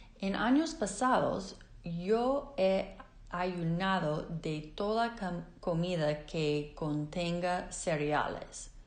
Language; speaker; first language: Spanish; non-native, fluent; English